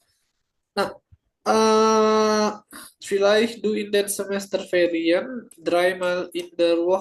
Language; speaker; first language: German; non-native, fluent; Indonesian